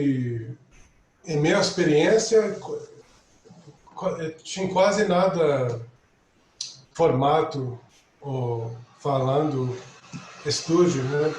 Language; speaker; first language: Portuguese; non-native, fluent; English